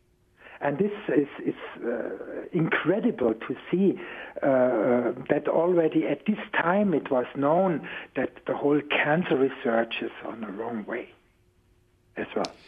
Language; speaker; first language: English; non-native, fluent; German